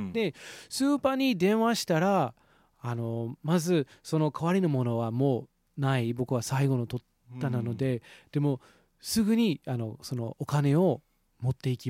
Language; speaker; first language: Japanese; non-native, fluent; English